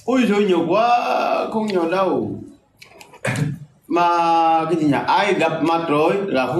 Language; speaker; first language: Vietnamese; non-native, fluent; Portuguese